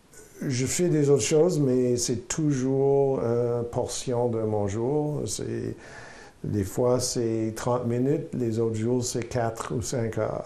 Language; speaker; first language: French; non-native, local second language; English